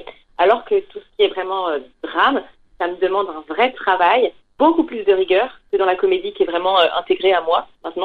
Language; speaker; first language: French; native; French